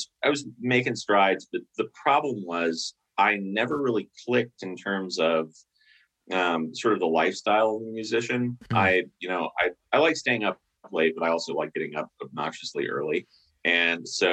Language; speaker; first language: English; native; English